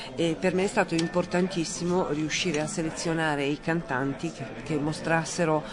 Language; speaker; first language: Italian; native; Italian